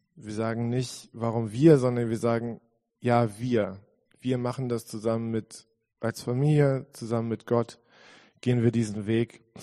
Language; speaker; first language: German; native; German